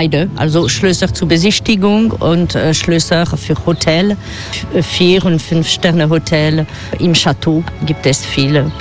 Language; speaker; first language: German; non-native, fluent; French